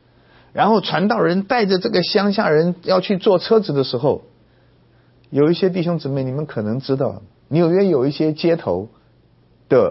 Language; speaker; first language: Chinese; native; Chinese